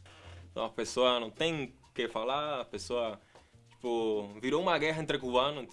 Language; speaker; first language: Portuguese; non-native, fluent; Spanish